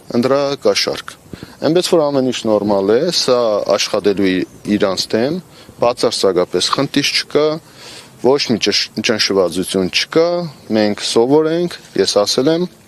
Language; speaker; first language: Armenian; native; Armenian